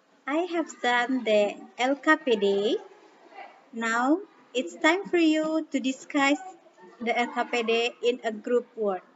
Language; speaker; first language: English; non-native, fluent; Indonesian